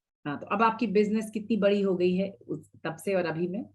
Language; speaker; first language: Hindi; native; Hindi